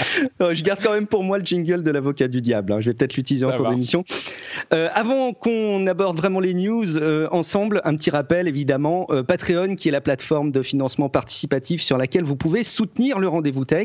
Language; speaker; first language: French; native; French